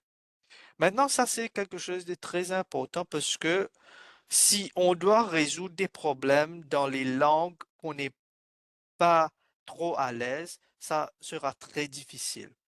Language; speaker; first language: French; non-native, fluent; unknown